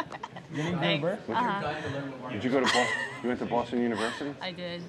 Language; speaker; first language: English; native; English